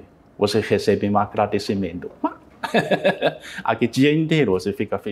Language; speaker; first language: Portuguese; non-native, learner; Chinese